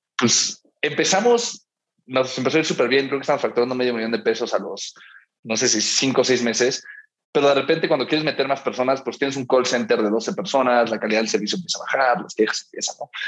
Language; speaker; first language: Spanish; early bilingual, heritage; Spanish